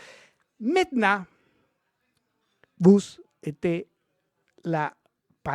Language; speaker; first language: French; non-native, learner; Spanish